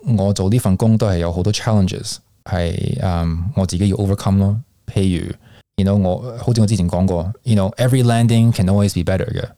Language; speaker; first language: Cantonese; early bilingual, heritage; Cantonese